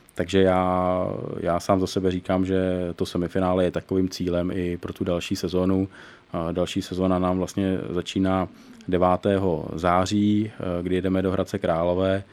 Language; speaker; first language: Czech; native; Czech